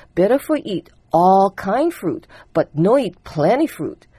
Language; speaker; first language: English; early bilingual, other home language; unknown